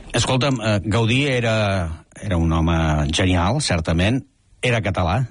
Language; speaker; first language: Catalan; native; Catalan